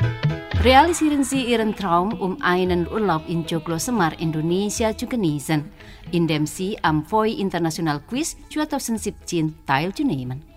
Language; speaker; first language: German; non-native, fluent; Indonesian